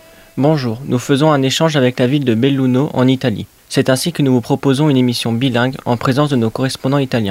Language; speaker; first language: French; native; French